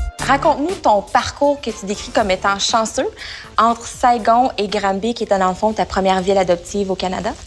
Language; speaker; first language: French; native; French